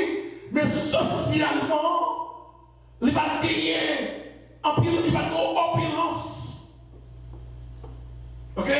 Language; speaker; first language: French; non-native, local second language; Haitian Creole